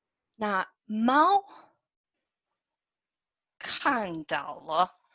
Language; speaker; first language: Chinese; non-native, fluent; English